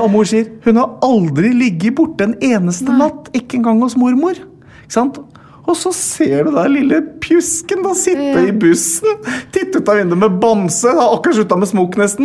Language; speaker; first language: Norwegian; native; Norwegian